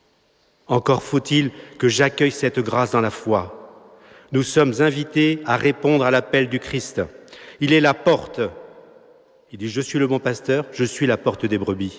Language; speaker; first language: French; native; French